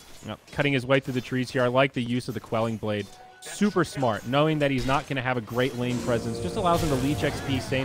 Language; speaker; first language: English; native; English